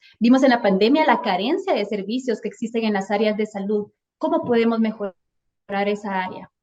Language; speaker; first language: Spanish; native; Spanish